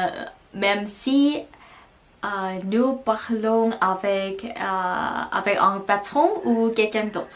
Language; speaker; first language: French; non-native, learner; Korean